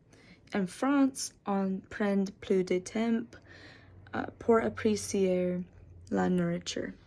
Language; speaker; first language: French; non-native, learner; English